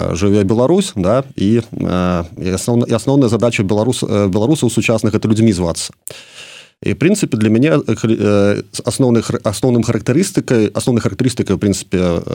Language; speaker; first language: Belarusian; native; Belarusian